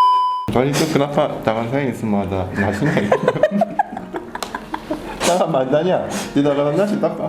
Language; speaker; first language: Indonesian; non-native, learner; Korean